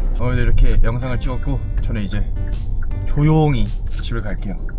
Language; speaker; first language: Korean; native; Korean